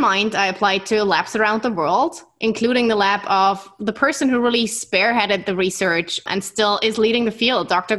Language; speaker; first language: English; non-native, fluent; German